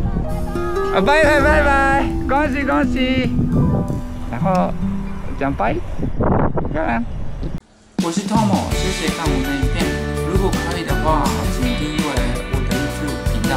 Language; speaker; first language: Chinese; non-native, learner; Japanese